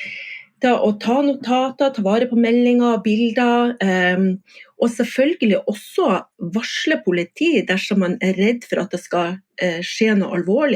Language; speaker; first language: Norwegian; native; Norwegian